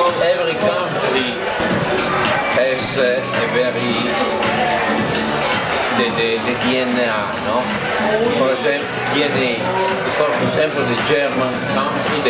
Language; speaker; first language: English; non-native, learner; Italian